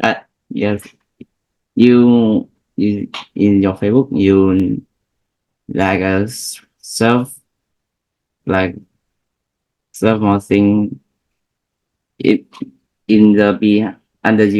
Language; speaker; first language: English; non-native, learner; Vietnamese